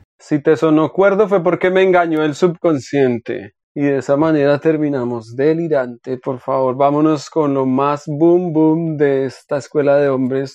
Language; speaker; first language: Spanish; native; Spanish